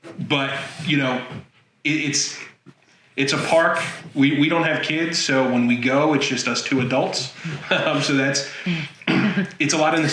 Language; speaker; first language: English; native; English